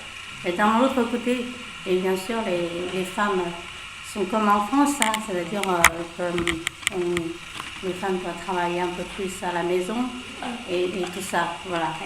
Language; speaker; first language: French; non-native, fluent; Chinese